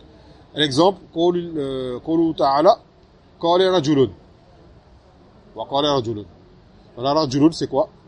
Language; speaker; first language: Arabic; non-native, fluent; French